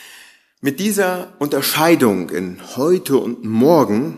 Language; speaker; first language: German; native; German